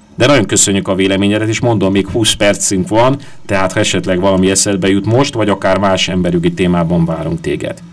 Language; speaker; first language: Hungarian; native; Hungarian